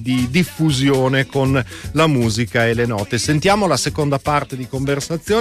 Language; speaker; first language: Italian; native; Italian